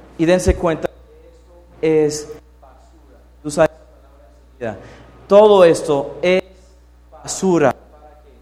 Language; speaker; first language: Spanish; non-native, fluent; English